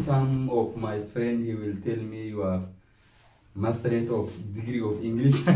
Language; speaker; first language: English; non-native, learner; Oromo